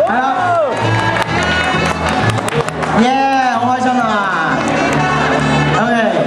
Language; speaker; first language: Cantonese; native; Cantonese